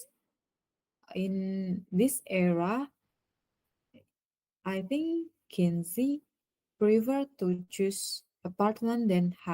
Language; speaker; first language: English; non-native, learner; Indonesian